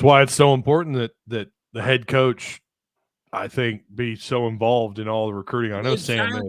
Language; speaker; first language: English; native; English